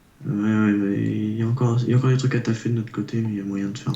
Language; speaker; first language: French; native; French